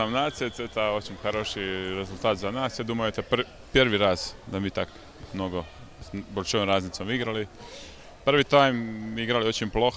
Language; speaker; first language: Russian; non-native, fluent; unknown